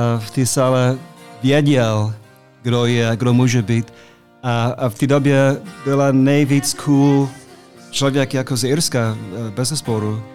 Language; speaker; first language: Czech; non-native, fluent; English